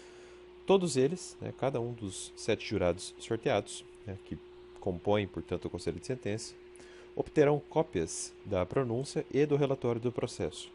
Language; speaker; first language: Portuguese; native; Portuguese